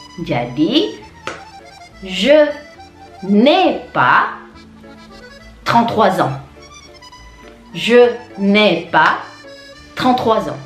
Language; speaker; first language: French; non-native, fluent; Indonesian